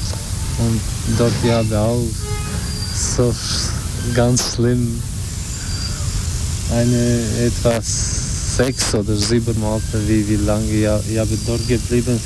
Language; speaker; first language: German; non-native, learner; Albanian